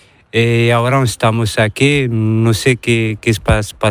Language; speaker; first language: Spanish; non-native, learner; Arabic